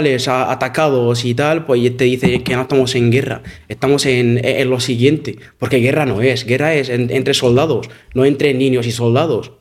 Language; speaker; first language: Spanish; non-native, fluent; Arabic